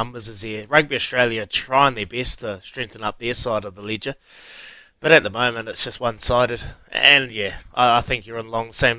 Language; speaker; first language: English; native; English